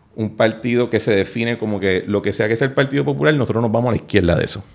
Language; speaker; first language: Spanish; native; Spanish